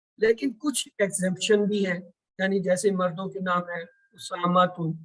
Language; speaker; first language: Urdu; native; Urdu